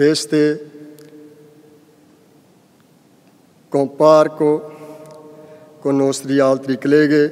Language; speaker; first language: Italian; non-native, learner; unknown